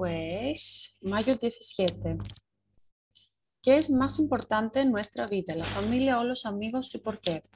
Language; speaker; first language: Spanish; non-native, fluent; Greek